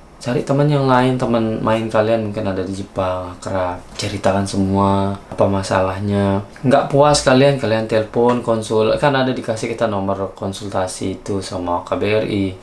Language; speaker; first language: Indonesian; native; Indonesian